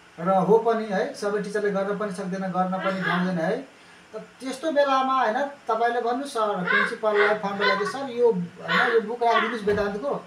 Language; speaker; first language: Nepali; native; Nepali